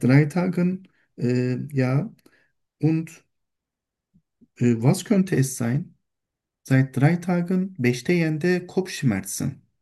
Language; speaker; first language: German; non-native, learner; Turkish